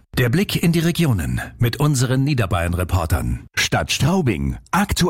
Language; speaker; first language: German; native; German